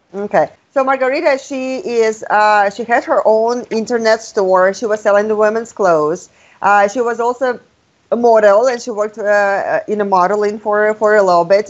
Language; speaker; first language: English; non-native, fluent; Russian